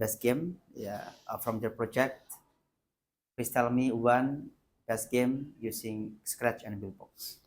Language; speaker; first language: English; non-native, fluent; Indonesian